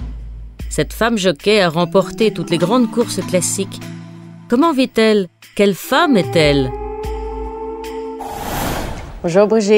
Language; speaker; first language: French; native; French